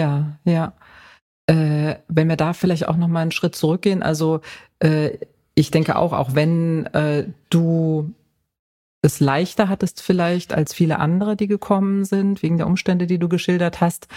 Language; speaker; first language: German; native; German